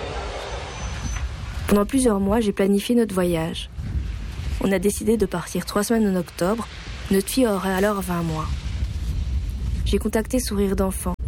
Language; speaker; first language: French; native; French